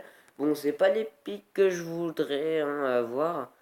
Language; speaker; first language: French; native; French